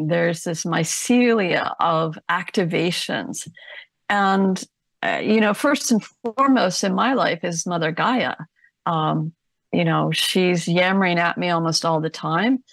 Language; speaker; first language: English; native; English